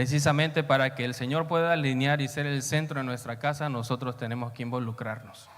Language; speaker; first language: Spanish; native; Spanish